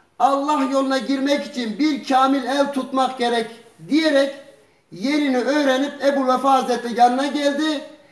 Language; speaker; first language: Turkish; early bilingual, heritage; Turkish